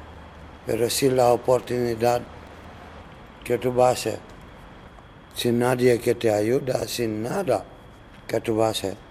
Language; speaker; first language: Spanish; non-native, learner; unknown